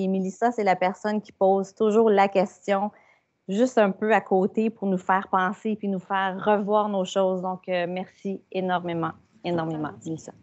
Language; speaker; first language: French; native; French